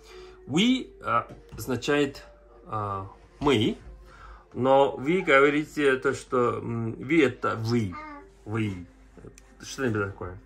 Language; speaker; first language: Russian; non-native, learner; Mongolian